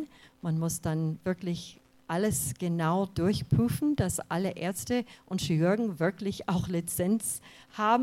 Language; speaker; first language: German; non-native, fluent; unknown